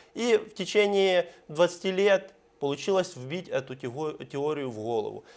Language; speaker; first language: Russian; native; Russian